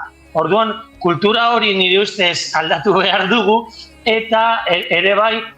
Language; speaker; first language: Basque; non-native, local second language; Spanish